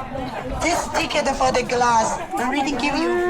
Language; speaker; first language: English; non-native, learner; Chinese